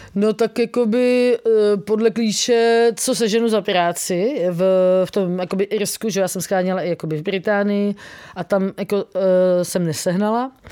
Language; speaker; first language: Czech; native; Czech